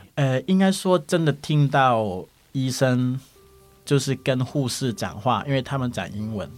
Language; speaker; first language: Chinese; non-native, local second language; Cantonese